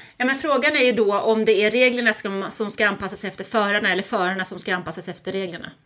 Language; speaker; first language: Swedish; early bilingual, other home language; German